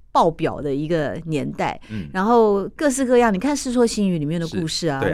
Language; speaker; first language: Chinese; native; Chinese